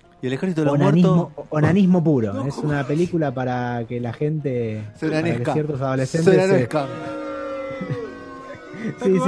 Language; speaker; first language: Spanish; native; Spanish